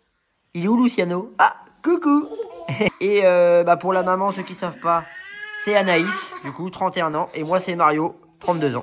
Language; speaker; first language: French; native; French